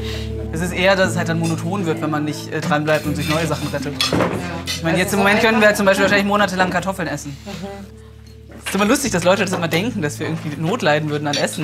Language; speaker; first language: German; native; German